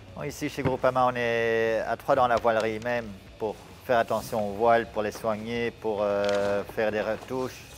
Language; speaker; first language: French; native; French